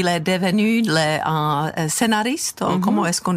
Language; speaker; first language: French; non-native, fluent; Czech